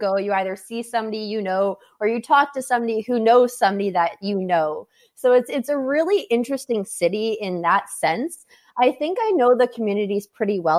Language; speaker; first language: English; native; English